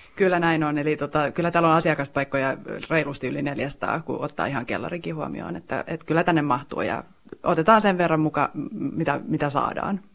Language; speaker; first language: Finnish; non-native, local second language; Swedish